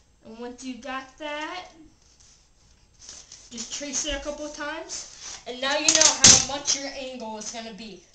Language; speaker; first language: English; native; English